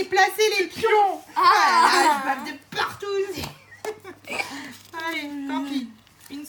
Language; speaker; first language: French; native; French